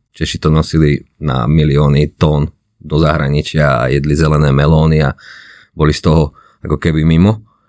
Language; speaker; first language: Slovak; non-native, local second language; Hungarian